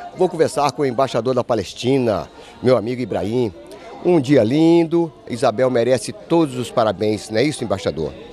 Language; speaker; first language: Portuguese; native; Portuguese